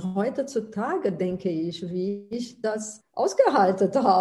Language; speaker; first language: German; non-native, fluent; Portuguese